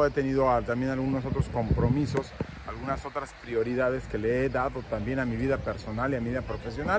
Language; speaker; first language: Spanish; native; Spanish